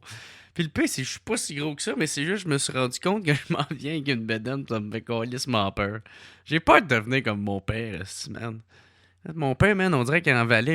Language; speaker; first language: French; native; French